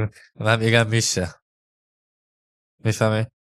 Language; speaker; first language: Persian; early bilingual, heritage; English